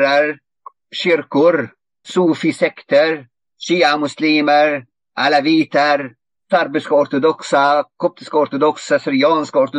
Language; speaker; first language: Swedish; non-native, fluent; Arabic